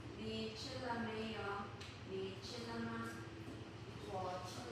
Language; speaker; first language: Chinese; non-native, learner; Filipino